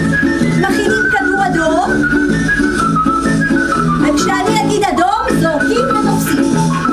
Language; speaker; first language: Hebrew; native; Hebrew